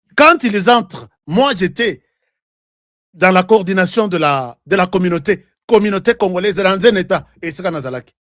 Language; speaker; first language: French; non-native, local second language; Lingala